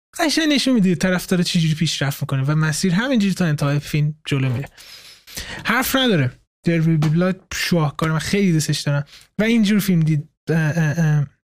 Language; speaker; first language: Persian; native; Persian